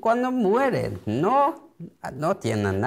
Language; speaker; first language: Spanish; non-native, learner; Korean